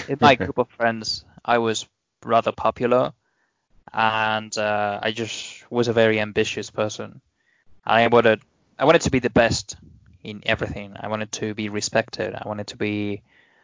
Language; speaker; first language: English; non-native, fluent; Spanish